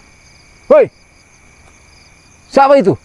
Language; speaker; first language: Malay; native; Malay